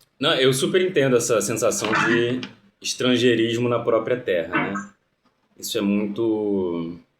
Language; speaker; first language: Portuguese; native; Portuguese